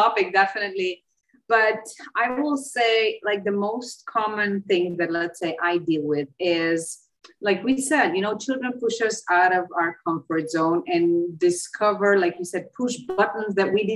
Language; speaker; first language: English; non-native, fluent; Slovenian